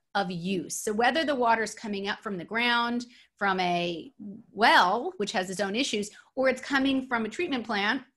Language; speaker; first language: English; native; English